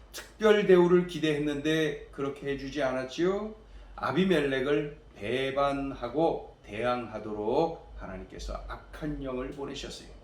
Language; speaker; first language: Korean; native; Korean